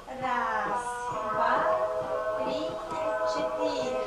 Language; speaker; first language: Russian; non-native, local second language; Yakut